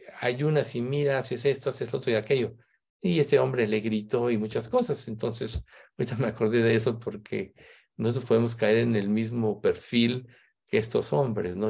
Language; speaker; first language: Spanish; native; Spanish